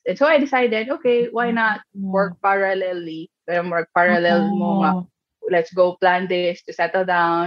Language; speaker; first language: English; non-native, local second language; Cebuano